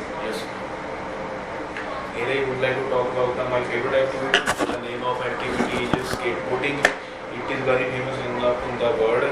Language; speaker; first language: English; non-native, learner; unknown